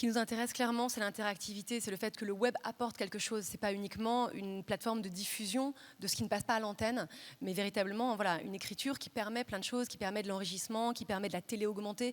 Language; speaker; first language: French; native; French